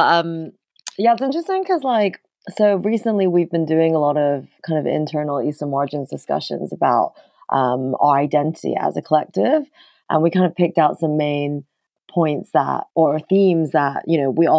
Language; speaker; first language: English; non-native, local second language; Cantonese